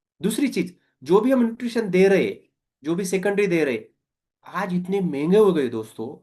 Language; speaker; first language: Hindi; non-native, local second language; Marathi